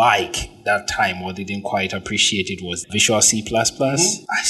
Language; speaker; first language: English; non-native, local second language; Akan